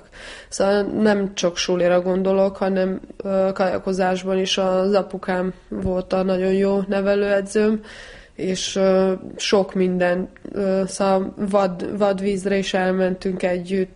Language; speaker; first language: Hungarian; non-native, fluent; Serbian